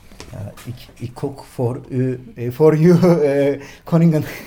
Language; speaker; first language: Dutch; non-native, learner; Turkish